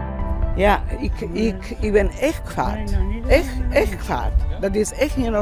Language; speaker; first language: Dutch; non-native, learner; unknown